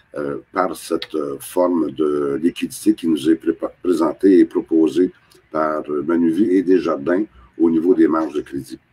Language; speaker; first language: French; native; French